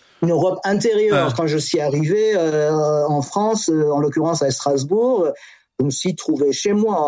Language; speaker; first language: French; non-native, fluent; Persian